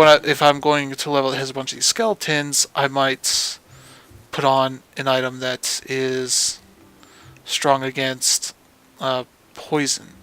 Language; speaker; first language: English; native; English